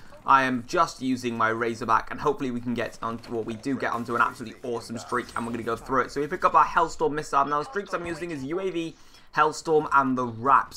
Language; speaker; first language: English; native; English